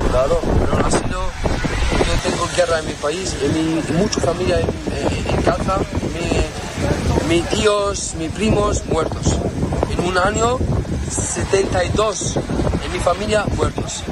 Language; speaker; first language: Spanish; non-native, learner; Arabic